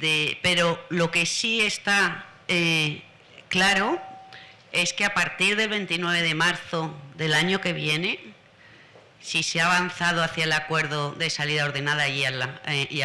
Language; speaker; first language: Spanish; native; Spanish